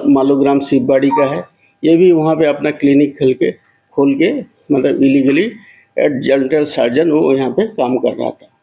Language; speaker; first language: Hindi; non-native, local second language; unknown